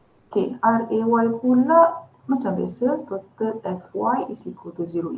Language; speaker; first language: English; non-native, local second language; Malay